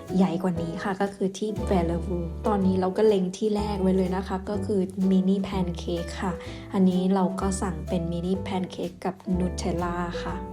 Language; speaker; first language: Thai; early bilingual, other home language; English